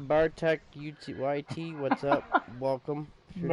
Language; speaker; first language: English; native; English